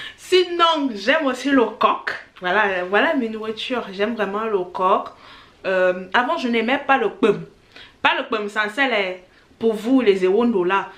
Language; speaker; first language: French; early bilingual, other home language; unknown